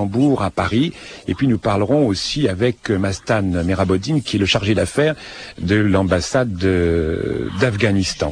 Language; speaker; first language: French; native; French